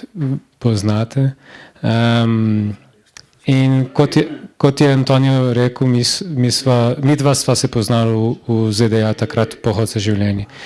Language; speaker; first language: Slovenian; non-native, learner; Portuguese